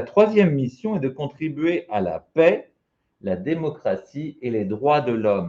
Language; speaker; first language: French; native; French